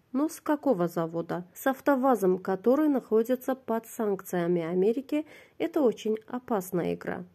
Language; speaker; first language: Russian; non-native, local second language; Azerbaijani